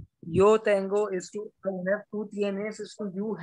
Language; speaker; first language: Spanish; non-native, learner; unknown